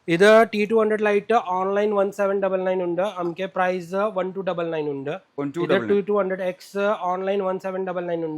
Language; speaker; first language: Malayalam; non-native, fluent; Hindi